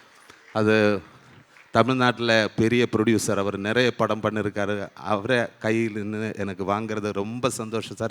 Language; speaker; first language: Tamil; non-native, learner; Malayalam